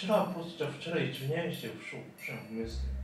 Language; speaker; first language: Russian; non-native, learner; Korean